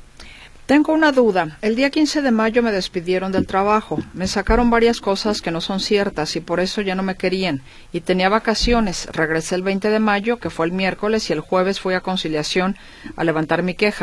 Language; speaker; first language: Spanish; native; Spanish